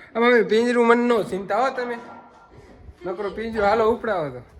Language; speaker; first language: Gujarati; native; Gujarati